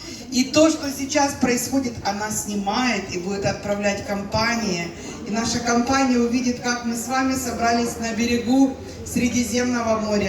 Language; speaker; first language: Russian; native; Russian